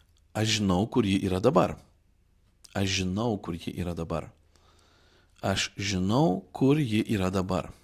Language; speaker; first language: Lithuanian; non-native, fluent; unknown